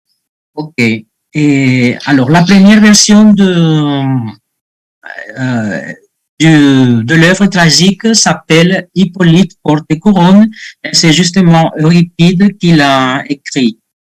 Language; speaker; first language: French; non-native, fluent; Spanish